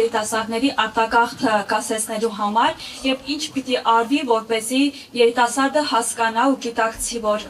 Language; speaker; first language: Armenian; native; Armenian